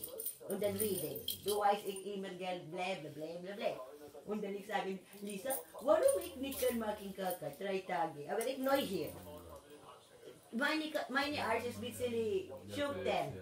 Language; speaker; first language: German; non-native, learner; Filipino